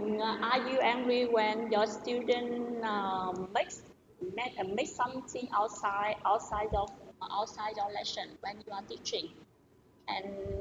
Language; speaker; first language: English; non-native, learner; Vietnamese